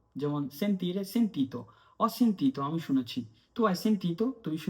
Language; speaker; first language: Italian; non-native, fluent; Bangla